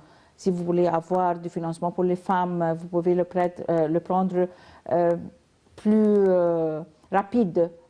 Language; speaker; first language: French; non-native, learner; Arabic